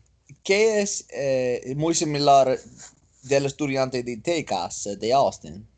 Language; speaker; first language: Spanish; non-native, learner; English